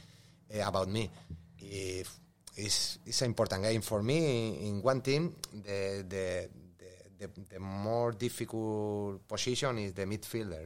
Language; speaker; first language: English; non-native, learner; Spanish